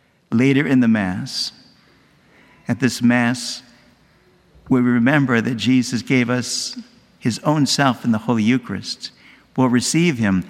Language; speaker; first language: English; native; English